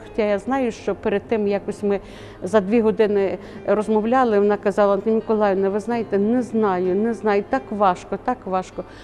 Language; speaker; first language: Ukrainian; native; Ukrainian